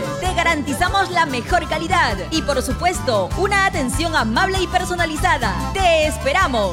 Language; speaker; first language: Spanish; native; Spanish